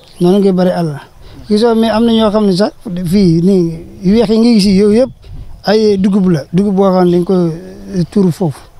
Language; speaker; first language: Wolof; non-native, fluent; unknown